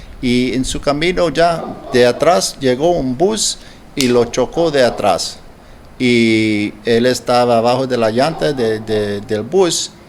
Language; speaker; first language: Spanish; non-native, learner; English